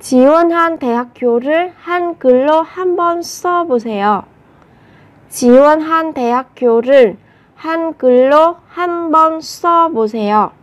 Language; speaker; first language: Korean; non-native, fluent; Vietnamese